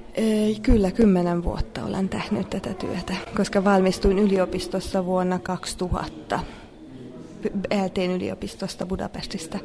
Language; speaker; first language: Finnish; non-native, fluent; Hungarian